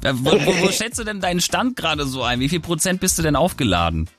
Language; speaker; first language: German; native; German